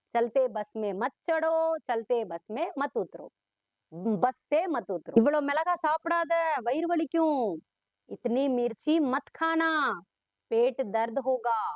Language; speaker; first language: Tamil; early bilingual, heritage; Tamil